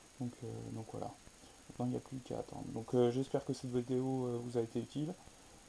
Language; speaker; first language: French; native; French